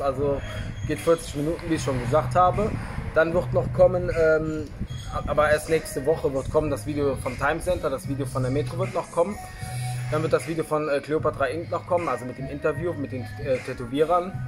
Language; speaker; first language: German; native; German